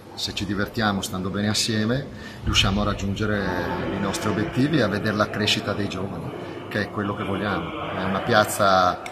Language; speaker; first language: Italian; native; Italian